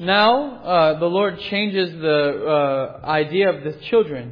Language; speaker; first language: English; native; English